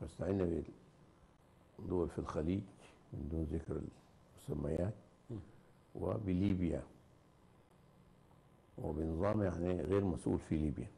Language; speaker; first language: Arabic; native; Arabic